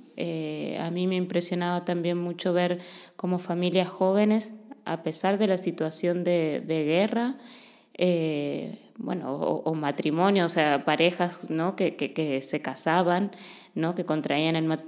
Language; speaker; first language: Spanish; native; Spanish